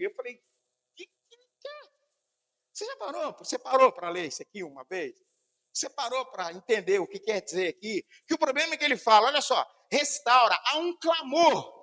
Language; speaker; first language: Portuguese; native; Portuguese